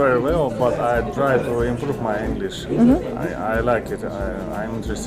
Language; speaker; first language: English; non-native, learner; Russian